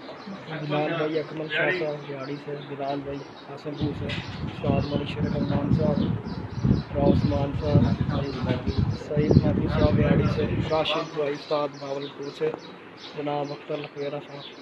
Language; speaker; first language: Hindi; non-native, local second language; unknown